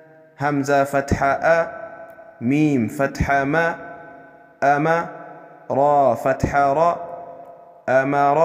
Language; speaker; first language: Arabic; non-native, fluent; Kinyarwanda